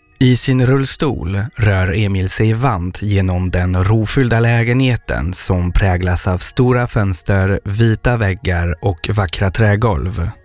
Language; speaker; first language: Swedish; non-native, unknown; French